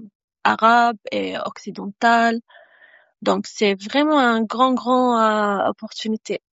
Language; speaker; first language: French; non-native, fluent; Arabic